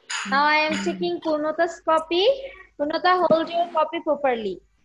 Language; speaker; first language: English; non-native, local second language; Bangla